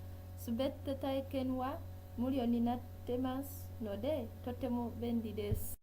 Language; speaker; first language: Japanese; non-native, learner; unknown